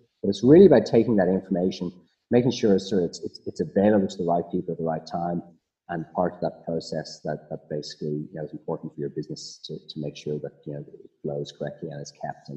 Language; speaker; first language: English; native; English